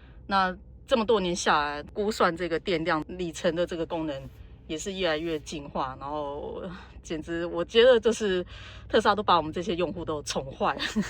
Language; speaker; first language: Chinese; native; Chinese